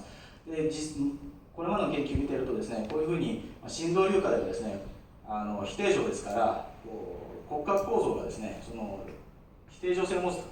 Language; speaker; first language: Japanese; native; Japanese